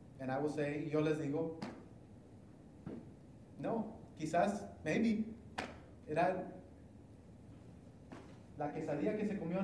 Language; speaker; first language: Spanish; early bilingual, heritage; English